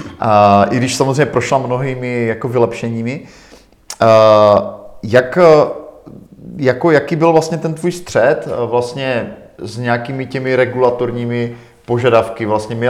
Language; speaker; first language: Czech; native; Czech